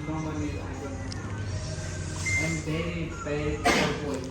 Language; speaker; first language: English; non-native, learner; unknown